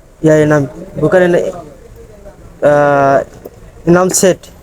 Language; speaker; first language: Indonesian; non-native, learner; Bangla